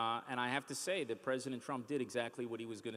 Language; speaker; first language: English; native; English